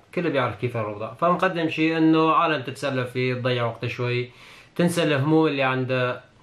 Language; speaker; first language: Arabic; non-native, local second language; Kurdish